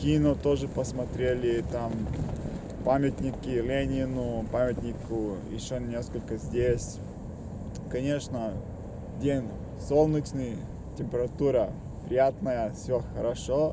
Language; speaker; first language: Russian; non-native, learner; Serbian